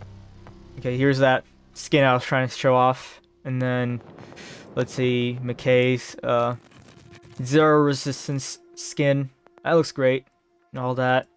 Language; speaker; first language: English; native; English